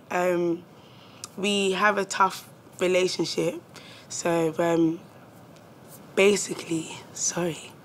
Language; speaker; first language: English; native; English